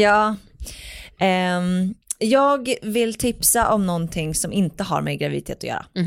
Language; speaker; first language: Swedish; native; Swedish